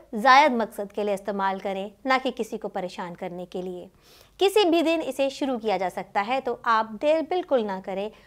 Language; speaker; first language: Hindi; native; Hindi